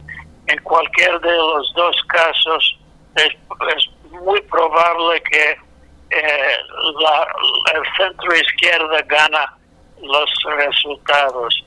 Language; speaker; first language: Spanish; non-native, fluent; English